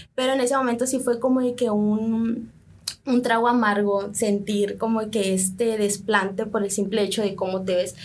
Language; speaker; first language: Spanish; native; Spanish